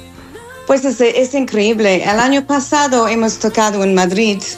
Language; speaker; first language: Spanish; non-native, fluent; English